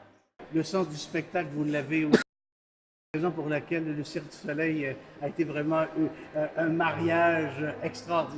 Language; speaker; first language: French; native; French